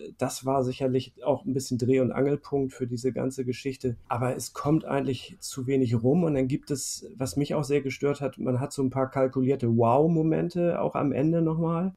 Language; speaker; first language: German; native; German